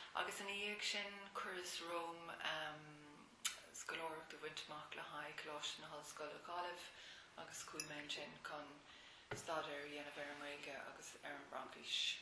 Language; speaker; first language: Irish; non-native, local second language; English